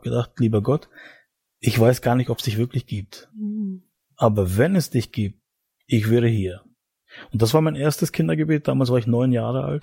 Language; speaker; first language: German; native; German